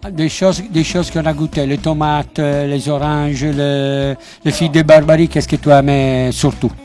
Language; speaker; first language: French; non-native, fluent; Italian